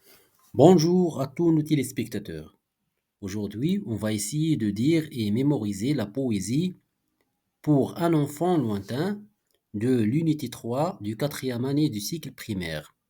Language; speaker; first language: French; non-native, local second language; Arabic